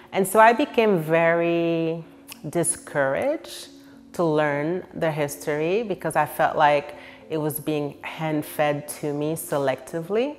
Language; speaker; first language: English; early bilingual, other home language; Haitian Creole